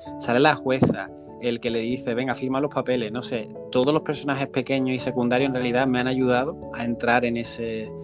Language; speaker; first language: Spanish; native; Spanish